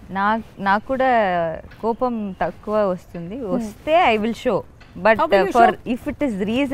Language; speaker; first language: Telugu; non-native, learner; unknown